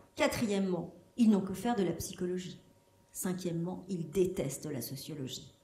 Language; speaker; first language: French; native; French